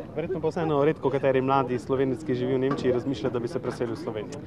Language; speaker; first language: Slovenian; native; Slovenian